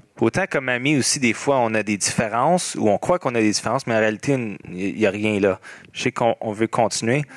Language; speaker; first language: French; native; French